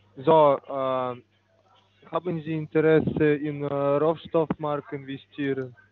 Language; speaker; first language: German; non-native, learner; Russian